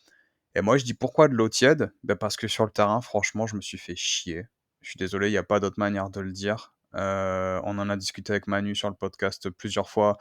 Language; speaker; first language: French; native; French